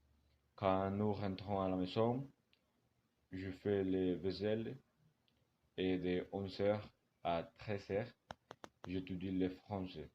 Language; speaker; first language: French; non-native, learner; Spanish